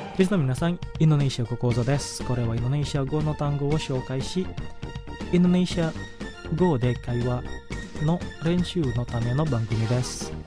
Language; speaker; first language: Japanese; non-native, fluent; Indonesian